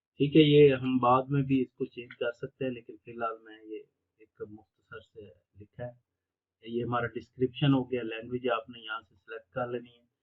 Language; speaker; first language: Urdu; non-native, local second language; Punjabi